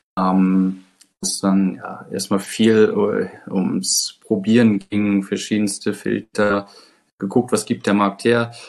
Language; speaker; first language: German; native; German